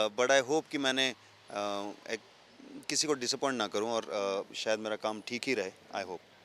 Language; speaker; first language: Hindi; non-native, local second language; Telugu